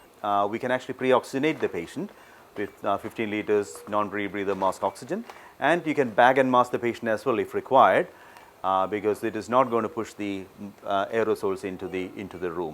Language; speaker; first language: English; non-native, local second language; Malayalam